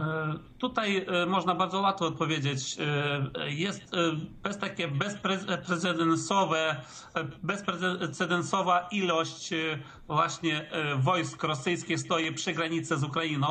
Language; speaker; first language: Polish; early bilingual, heritage; Polish